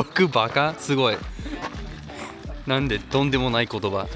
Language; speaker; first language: Japanese; non-native, learner; English